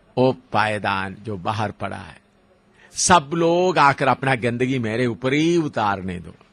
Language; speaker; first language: Hindi; non-native, local second language; Malayalam